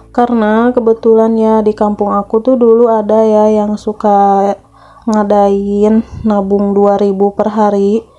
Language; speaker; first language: Indonesian; non-native, local second language; Sundanese